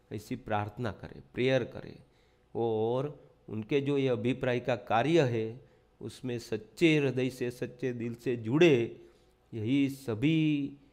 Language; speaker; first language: Hindi; non-native, local second language; Gujarati